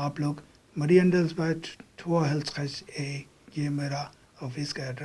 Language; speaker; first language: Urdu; non-native, fluent; Bangla